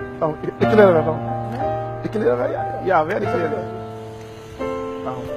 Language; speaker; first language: Turkish; non-native, learner; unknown